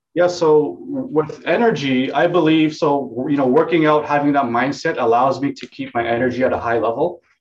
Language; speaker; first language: English; non-native, local second language; Vietnamese